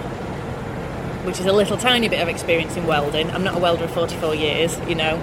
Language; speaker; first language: English; native; English